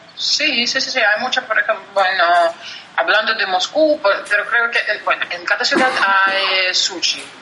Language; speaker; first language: Spanish; non-native, fluent; Russian